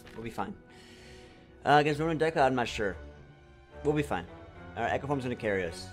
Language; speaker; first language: English; native; English